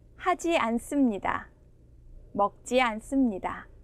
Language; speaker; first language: Korean; non-native, fluent; Indonesian